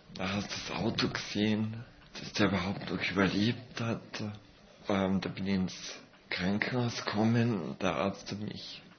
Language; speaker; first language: German; native; German